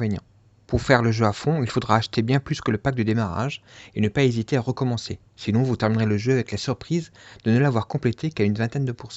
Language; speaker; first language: French; native; French